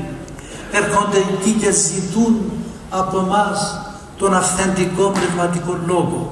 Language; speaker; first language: Greek; native; Greek